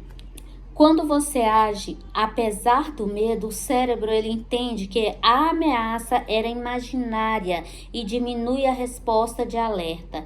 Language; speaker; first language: Portuguese; native; Portuguese